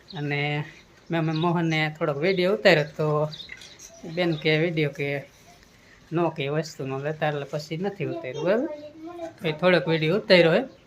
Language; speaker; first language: Gujarati; native; Gujarati